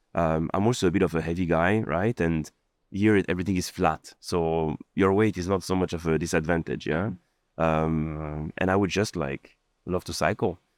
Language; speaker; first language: English; non-native, fluent; Arabic